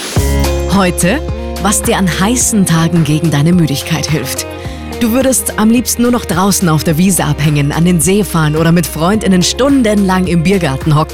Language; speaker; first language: German; native; German